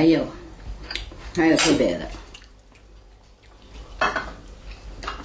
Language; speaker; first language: Chinese; non-native, fluent; Vietnamese